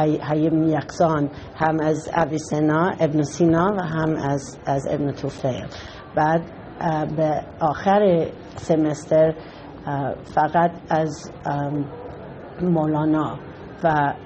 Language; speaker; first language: Persian; non-native, fluent; English